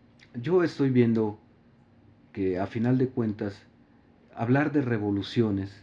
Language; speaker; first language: Spanish; native; Spanish